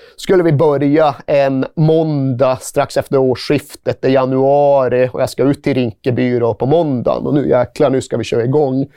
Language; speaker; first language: Swedish; native; Swedish